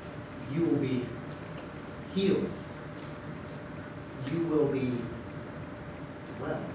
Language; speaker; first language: English; native; English